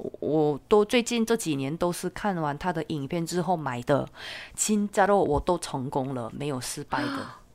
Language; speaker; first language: Chinese; non-native, fluent; Korean